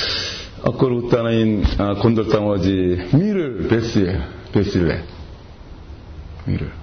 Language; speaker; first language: Hungarian; non-native, learner; Korean